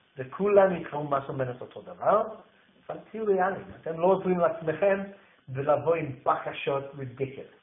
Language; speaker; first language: Hebrew; non-native, fluent; English